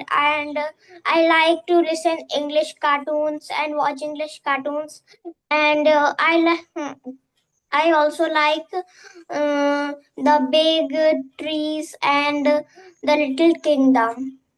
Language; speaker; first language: English; non-native, fluent; Hindi